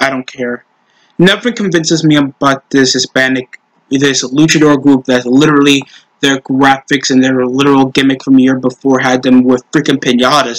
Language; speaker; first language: English; native; English